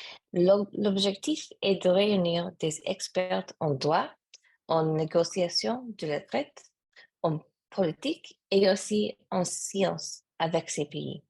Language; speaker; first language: French; non-native, learner; English